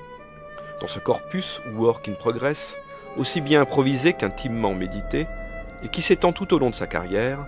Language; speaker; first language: French; native; French